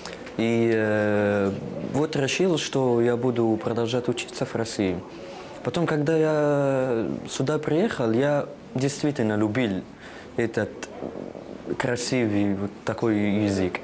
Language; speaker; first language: Russian; non-native, fluent; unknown